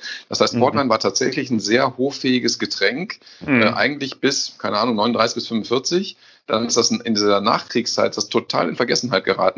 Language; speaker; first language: German; native; German